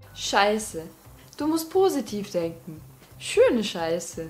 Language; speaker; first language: German; non-native, fluent; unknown